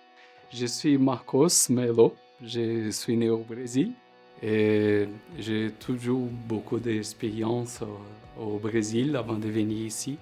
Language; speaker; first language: French; non-native, fluent; Portuguese